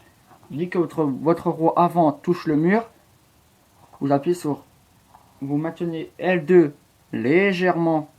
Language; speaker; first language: French; native; French